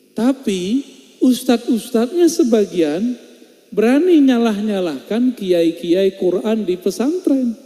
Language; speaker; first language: Indonesian; non-native, local second language; Minangkabau